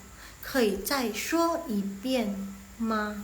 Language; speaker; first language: Chinese; non-native, fluent; Indonesian